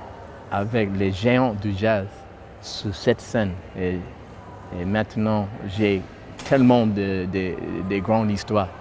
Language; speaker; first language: French; non-native, fluent; English